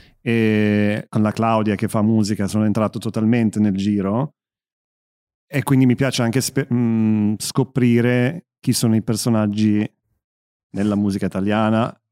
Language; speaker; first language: Italian; early bilingual, other home language; English